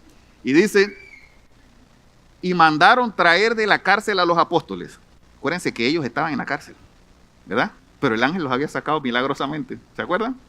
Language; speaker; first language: Spanish; native; Spanish